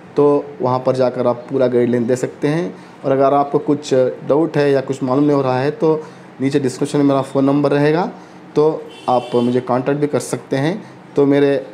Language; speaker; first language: Hindi; non-native, local second language; Urdu